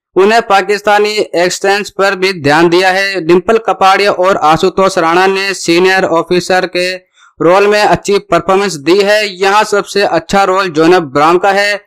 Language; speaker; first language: Hindi; native; Hindi